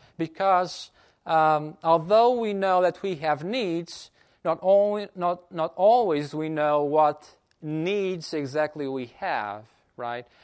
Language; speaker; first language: English; non-native, fluent; Portuguese